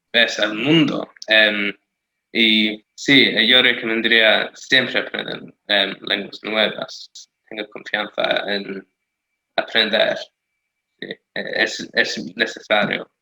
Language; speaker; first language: Spanish; non-native, fluent; English